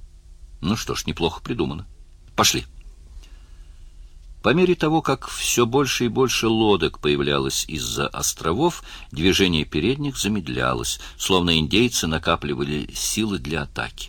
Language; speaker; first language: Russian; native; Russian